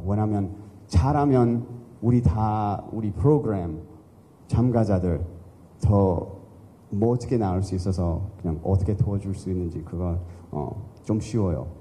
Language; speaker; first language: Korean; early bilingual, heritage; English